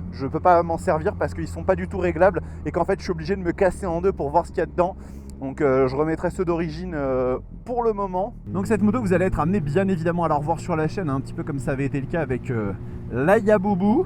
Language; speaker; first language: French; native; French